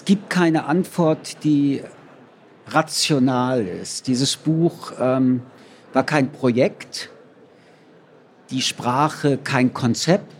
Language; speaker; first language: German; early bilingual, other home language; French